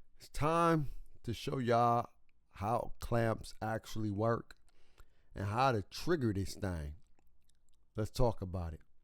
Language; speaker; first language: English; native; English